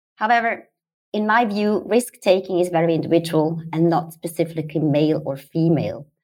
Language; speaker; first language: English; non-native, fluent; German